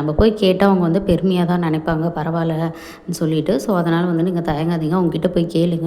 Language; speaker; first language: Tamil; native; Tamil